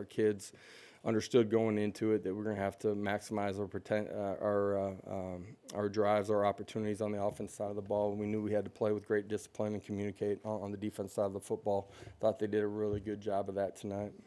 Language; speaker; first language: English; native; English